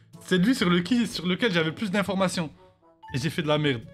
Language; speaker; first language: French; native; French